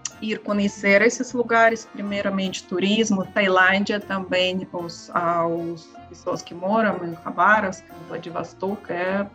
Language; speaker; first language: Portuguese; non-native, learner; Russian